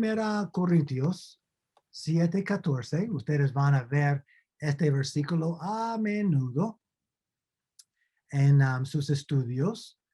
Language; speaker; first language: Spanish; non-native, fluent; English